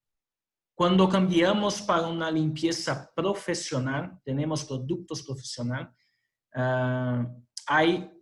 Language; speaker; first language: Spanish; non-native, fluent; Portuguese